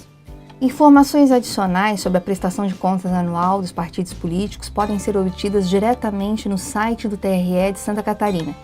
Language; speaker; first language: Portuguese; native; Portuguese